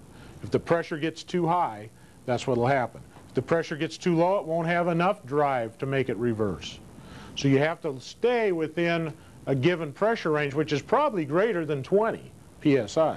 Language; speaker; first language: English; native; English